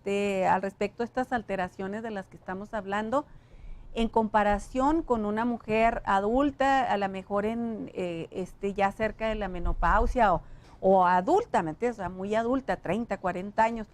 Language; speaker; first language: Spanish; native; Spanish